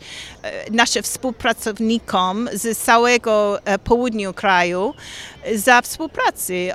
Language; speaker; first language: Polish; non-native, learner; English